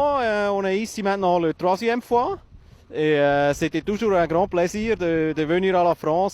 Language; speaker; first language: French; non-native, learner; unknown